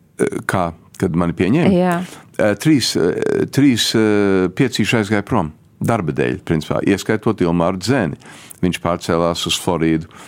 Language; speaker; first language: Latvian; early bilingual, heritage; Latvian